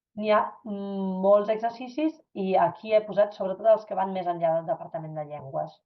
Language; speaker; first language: Catalan; non-native, fluent; German